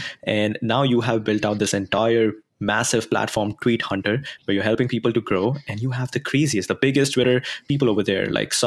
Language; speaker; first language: English; non-native, local second language; Hindi